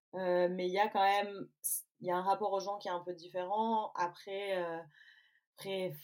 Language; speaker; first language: French; native; French